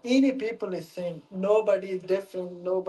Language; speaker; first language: English; non-native, learner; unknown